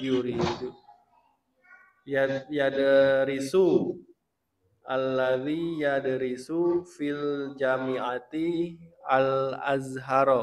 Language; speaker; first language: Arabic; non-native, learner; Indonesian